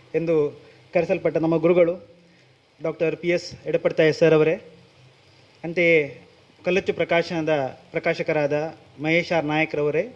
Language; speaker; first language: Kannada; non-native, local second language; Konkani